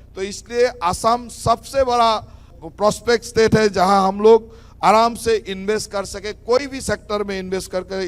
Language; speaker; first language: Hindi; non-native, local second language; Assamese